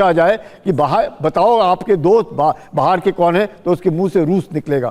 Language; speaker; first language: Hindi; native; Hindi